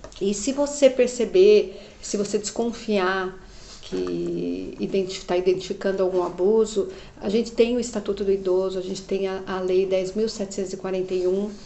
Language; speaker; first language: Portuguese; native; Portuguese